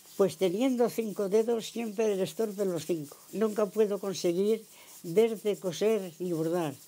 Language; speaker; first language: Spanish; native; Spanish